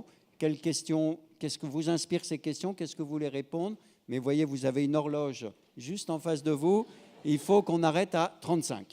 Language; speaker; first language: French; native; French